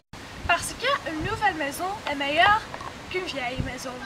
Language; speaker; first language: French; non-native, learner; Dutch